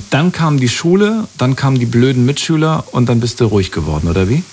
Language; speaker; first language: German; native; German